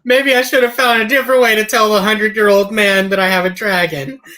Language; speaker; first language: English; native; English